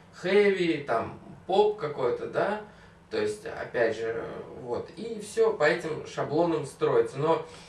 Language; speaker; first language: Russian; native; Russian